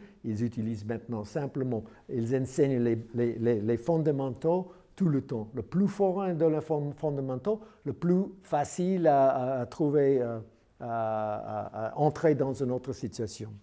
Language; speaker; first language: French; non-native, learner; English